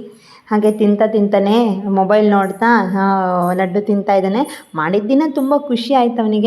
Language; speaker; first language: Kannada; native; Kannada